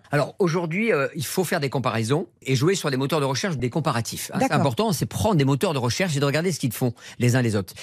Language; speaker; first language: French; native; French